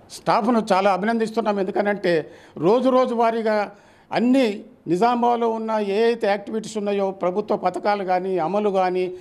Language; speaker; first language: Telugu; native; Telugu